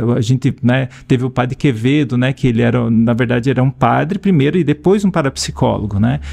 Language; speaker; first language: Portuguese; native; Portuguese